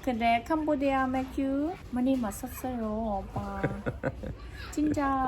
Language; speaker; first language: Korean; non-native, learner; Khmer